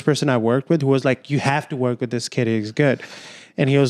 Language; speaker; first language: English; non-native, local second language; Urdu